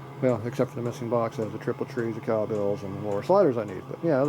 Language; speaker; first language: English; native; English